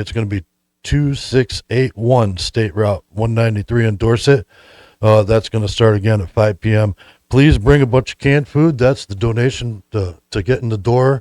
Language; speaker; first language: English; native; English